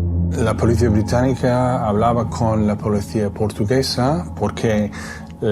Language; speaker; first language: Spanish; non-native, fluent; English